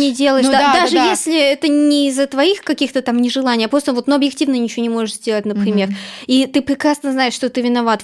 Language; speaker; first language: Russian; native; Russian